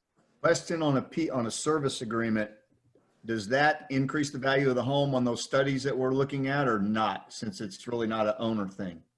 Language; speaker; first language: English; native; English